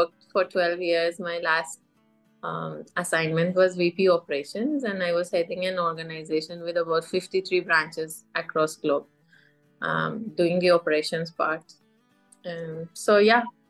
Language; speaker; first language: English; non-native, fluent; Persian